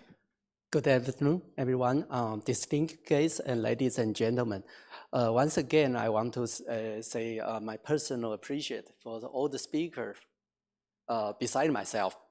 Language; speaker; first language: English; non-native, fluent; Chinese